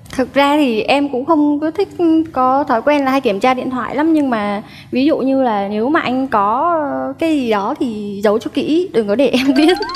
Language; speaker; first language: Vietnamese; native; Vietnamese